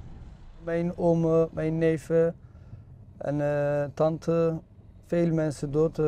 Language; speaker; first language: Dutch; non-native, learner; Turkish